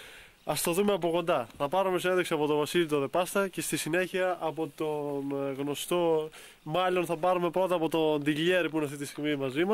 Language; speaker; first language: Greek; native; Greek